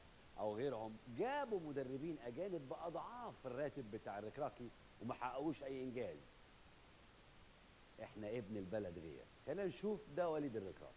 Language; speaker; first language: Arabic; native; Arabic